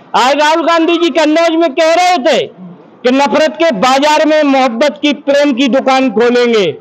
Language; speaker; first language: Hindi; native; Hindi